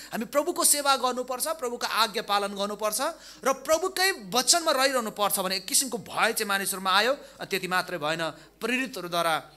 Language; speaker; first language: Nepali; non-native, local second language; Limburgish